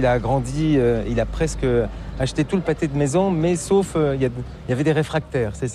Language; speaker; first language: French; native; French